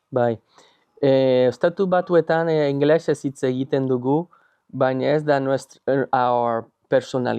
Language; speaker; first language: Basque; non-native, learner; English